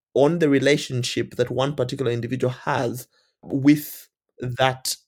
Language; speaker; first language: English; non-native, local second language; Bemba